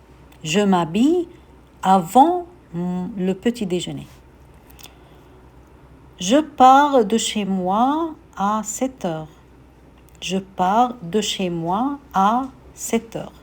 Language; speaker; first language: French; non-native, fluent; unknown